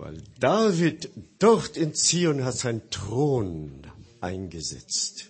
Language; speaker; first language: German; non-native, fluent; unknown